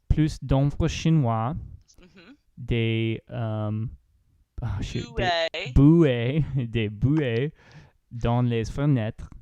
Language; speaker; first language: French; non-native, learner; English